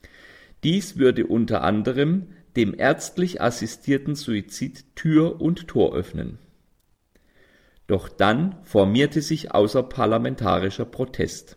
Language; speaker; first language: German; native; German